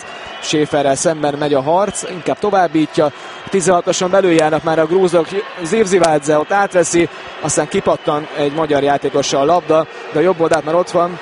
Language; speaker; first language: Hungarian; native; Hungarian